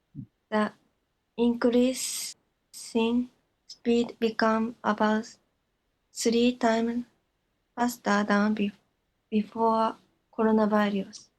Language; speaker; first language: English; non-native, learner; Japanese